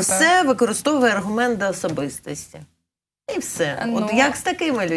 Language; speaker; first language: Ukrainian; native; Ukrainian